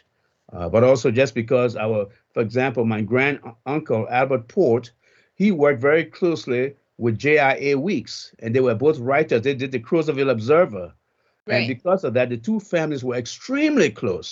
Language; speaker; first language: English; native; English